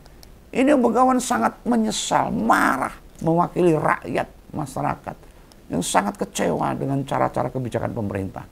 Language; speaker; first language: Indonesian; native; Indonesian